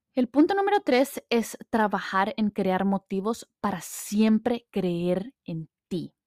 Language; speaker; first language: Spanish; early bilingual, heritage; Spanish